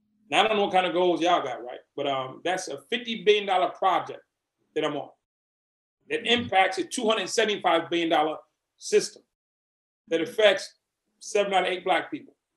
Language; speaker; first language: English; native; English